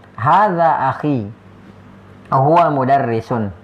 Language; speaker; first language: Arabic; non-native, fluent; Indonesian